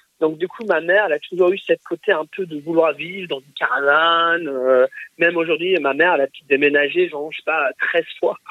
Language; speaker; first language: French; early bilingual, other home language; English